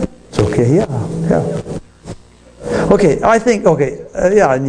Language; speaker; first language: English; non-native, fluent; Chinese